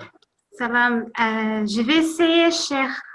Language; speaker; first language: French; non-native, fluent; Portuguese